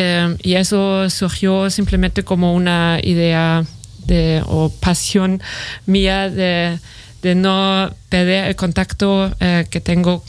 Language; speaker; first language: Spanish; non-native, fluent; German